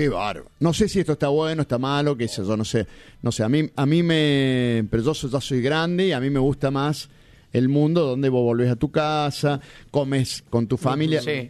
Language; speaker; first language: Spanish; native; Spanish